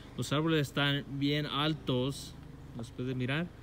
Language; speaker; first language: Spanish; early bilingual, heritage; Spanish